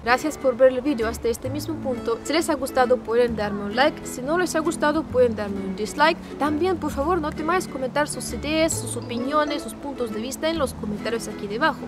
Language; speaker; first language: Spanish; non-native, fluent; Russian